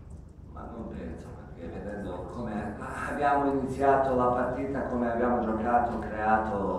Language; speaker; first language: Italian; non-native, fluent; Croatian